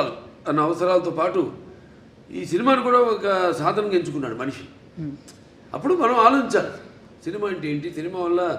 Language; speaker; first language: Telugu; native; Telugu